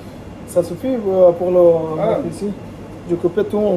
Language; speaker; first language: French; non-native, learner; Bangla